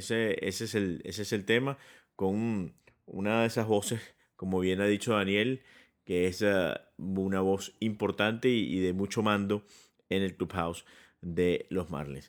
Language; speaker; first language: Spanish; native; Spanish